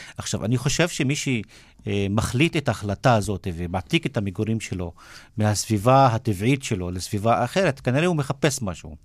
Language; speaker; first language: Hebrew; non-native, local second language; Arabic